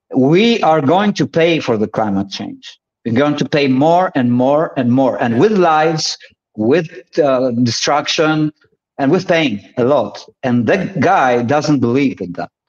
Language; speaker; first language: English; early bilingual, other home language; Polish